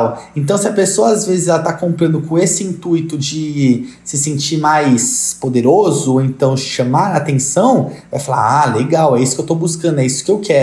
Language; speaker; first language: Portuguese; native; Portuguese